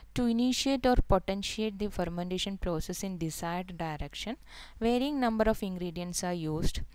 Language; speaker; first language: English; non-native, local second language; Malayalam